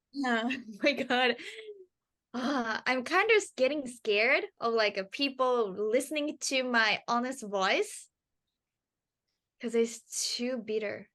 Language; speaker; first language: English; non-native, learner; Japanese